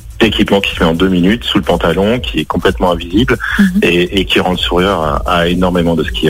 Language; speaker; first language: French; native; French